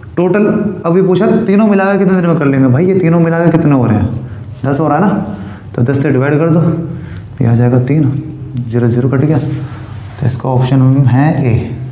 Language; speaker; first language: Hindi; native; Hindi